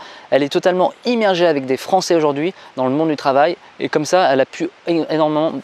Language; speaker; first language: French; native; French